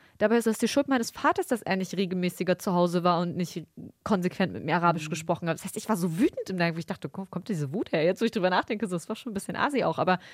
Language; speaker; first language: German; early bilingual, other home language; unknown